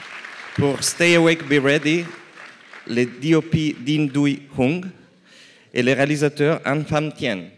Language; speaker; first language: French; native; French